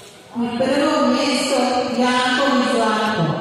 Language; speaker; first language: Croatian; native; Croatian